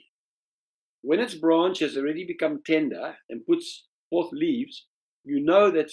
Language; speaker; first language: English; native; English